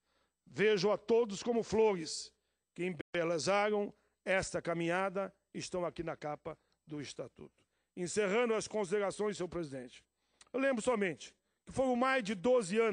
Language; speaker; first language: Portuguese; native; Portuguese